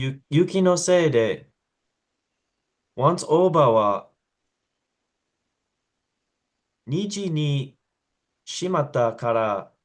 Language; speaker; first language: Japanese; non-native, learner; English